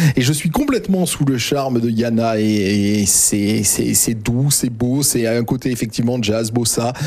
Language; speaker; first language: French; native; French